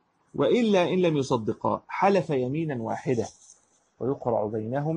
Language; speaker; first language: Arabic; native; Arabic